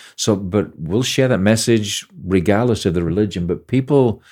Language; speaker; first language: English; native; English